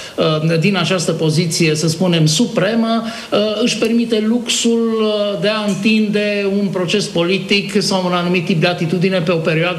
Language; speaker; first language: Romanian; native; Romanian